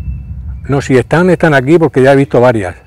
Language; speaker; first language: Spanish; native; Spanish